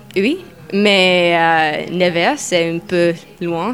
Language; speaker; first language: French; non-native, learner; English